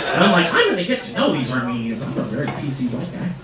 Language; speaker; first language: English; native; English